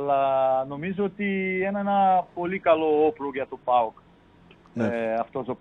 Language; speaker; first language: Greek; non-native, fluent; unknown